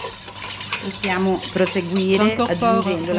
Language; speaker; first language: Italian; native; Italian